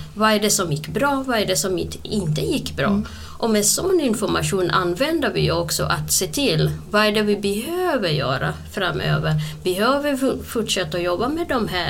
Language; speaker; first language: Swedish; non-native, fluent; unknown